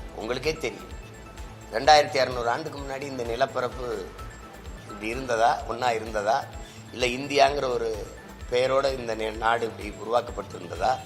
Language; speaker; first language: Tamil; native; Tamil